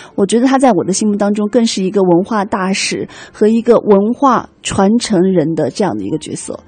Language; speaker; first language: Chinese; native; Chinese